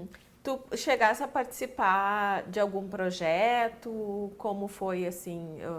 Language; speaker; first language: Portuguese; native; Portuguese